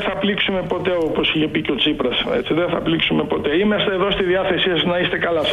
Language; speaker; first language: Greek; native; Greek